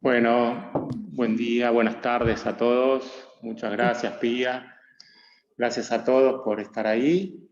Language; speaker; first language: Spanish; native; Spanish